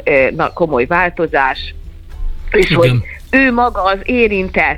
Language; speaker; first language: Hungarian; native; Hungarian